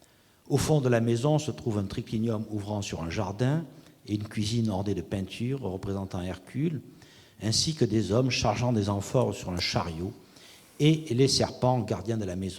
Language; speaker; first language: French; native; French